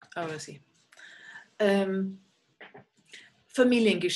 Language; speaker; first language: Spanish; non-native, fluent; German